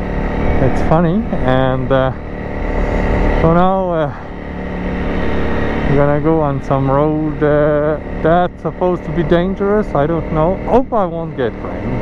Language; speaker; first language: English; non-native, learner; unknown